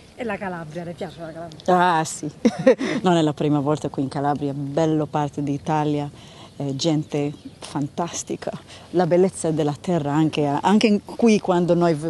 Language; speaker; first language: Italian; non-native, learner; Hebrew